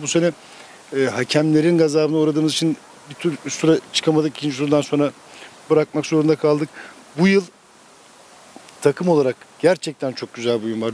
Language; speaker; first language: Turkish; native; Turkish